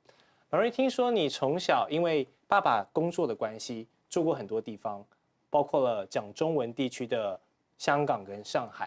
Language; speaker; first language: Chinese; native; Chinese